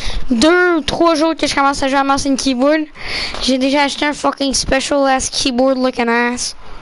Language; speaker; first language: French; early bilingual, heritage; French